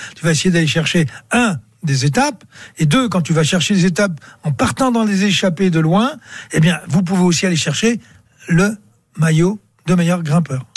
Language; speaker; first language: French; native; French